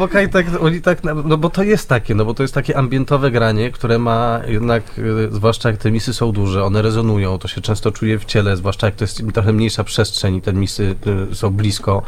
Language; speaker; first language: Polish; native; Polish